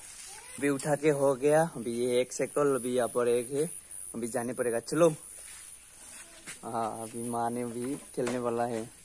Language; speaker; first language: Hindi; non-native, local second language; Bodo